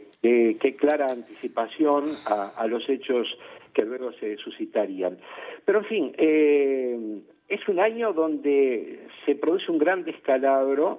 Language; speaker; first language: Spanish; native; Spanish